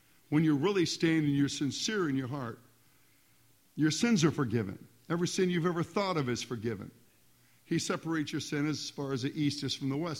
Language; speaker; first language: English; native; English